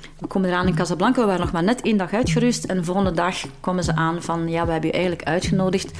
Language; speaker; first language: Dutch; early bilingual, other home language; Arabic